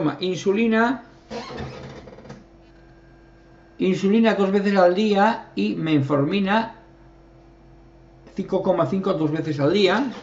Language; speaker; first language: Spanish; native; Spanish